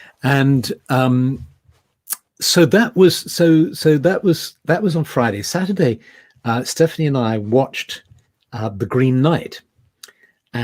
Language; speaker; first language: English; native; English